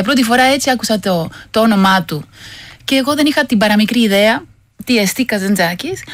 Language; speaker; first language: Greek; non-native, fluent; Spanish